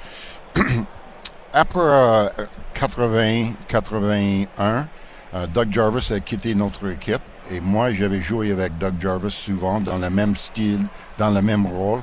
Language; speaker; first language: French; non-native, local second language; English